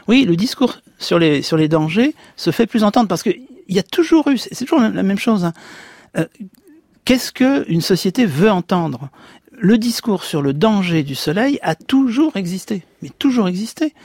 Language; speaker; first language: French; native; French